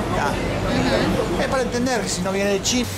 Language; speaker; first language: Spanish; non-native, learner; French